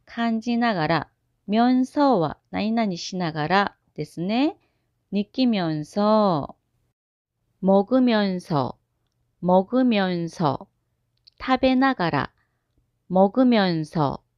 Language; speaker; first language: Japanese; non-native, fluent; Korean